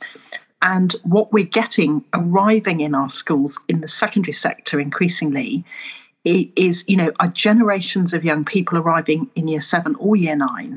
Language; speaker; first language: English; native; English